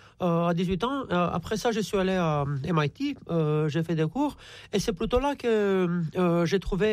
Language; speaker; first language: French; non-native, fluent; Romanian